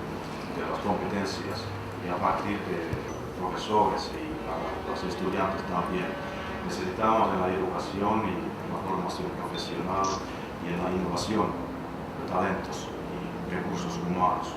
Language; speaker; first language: Spanish; non-native, fluent; Finnish